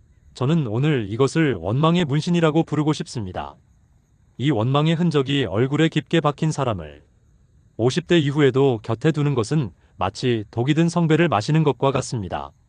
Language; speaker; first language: Korean; native; Korean